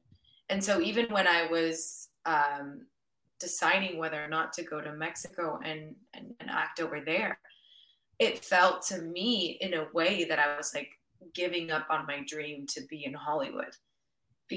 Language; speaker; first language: English; early bilingual, other home language; Spanish